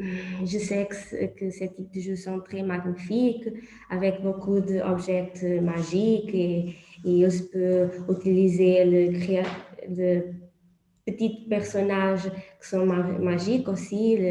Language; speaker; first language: French; non-native, learner; Portuguese